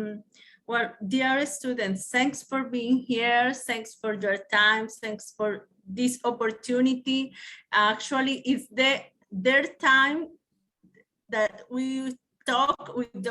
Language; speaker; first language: English; non-native, learner; Spanish